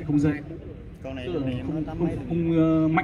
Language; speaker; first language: Vietnamese; native; Vietnamese